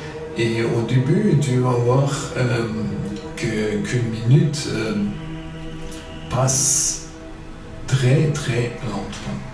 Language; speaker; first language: French; non-native, fluent; German